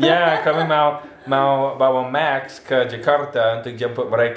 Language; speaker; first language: Indonesian; non-native, fluent; English